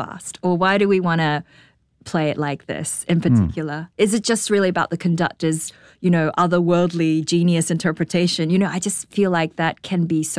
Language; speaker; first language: English; native; English